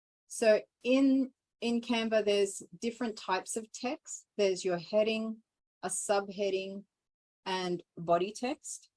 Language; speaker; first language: English; native; English